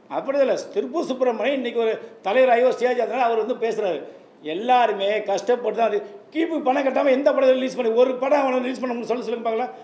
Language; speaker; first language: Tamil; native; Tamil